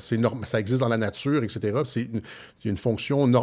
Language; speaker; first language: French; native; French